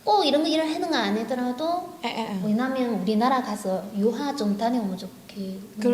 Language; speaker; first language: Korean; non-native, learner; Vietnamese